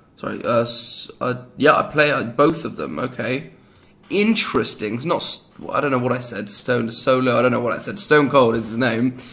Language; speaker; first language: English; native; English